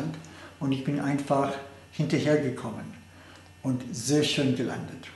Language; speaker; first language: German; non-native, fluent; English